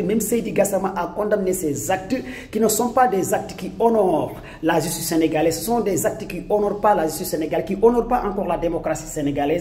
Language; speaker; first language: French; non-native, local second language; Wolof